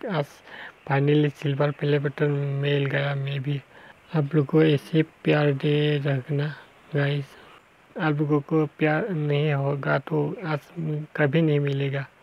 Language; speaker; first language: Hindi; non-native, local second language; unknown